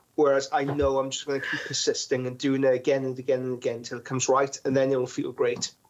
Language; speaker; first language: English; native; English